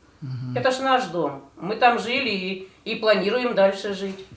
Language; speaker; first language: Russian; native; Russian